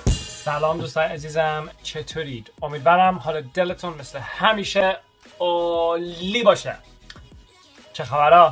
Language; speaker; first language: Persian; early bilingual, heritage; Persian